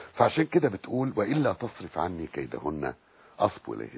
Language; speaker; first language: Arabic; native; Arabic